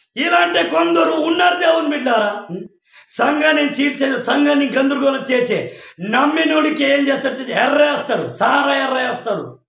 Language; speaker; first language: Telugu; non-native, local second language; Koya